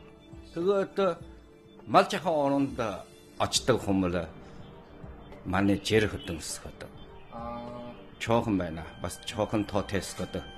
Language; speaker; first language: Mongolian; non-native, local second language; Chinese